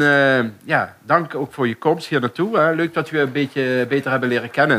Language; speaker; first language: Dutch; native; Dutch